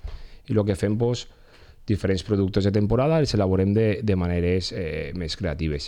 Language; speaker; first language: Catalan; native; Catalan